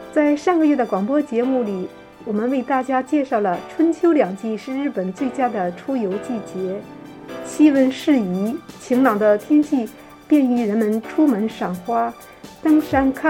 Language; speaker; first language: Chinese; native; Chinese